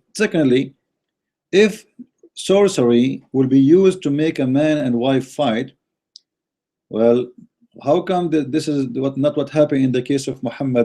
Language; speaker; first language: English; non-native, fluent; Arabic